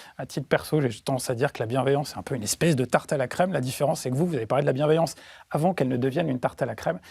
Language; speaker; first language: French; native; French